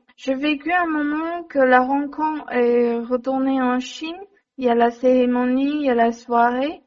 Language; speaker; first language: French; non-native, learner; Chinese